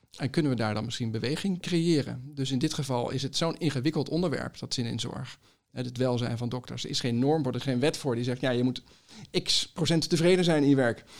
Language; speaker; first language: Dutch; native; Dutch